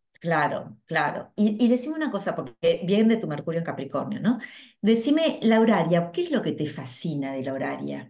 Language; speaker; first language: Spanish; native; Spanish